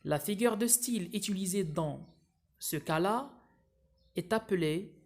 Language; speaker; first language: French; non-native, local second language; Arabic